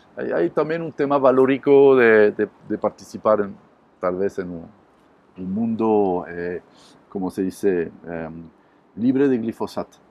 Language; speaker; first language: Spanish; non-native, fluent; French